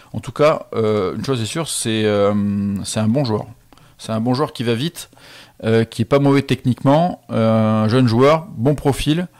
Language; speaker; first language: French; native; French